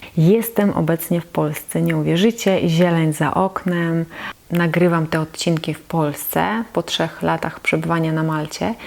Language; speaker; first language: Polish; non-native, fluent; Russian